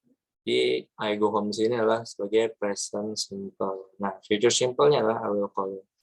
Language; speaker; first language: Indonesian; native; Indonesian